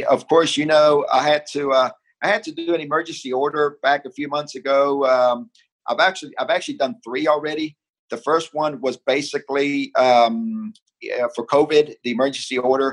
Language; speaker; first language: English; early bilingual, other home language; Spanish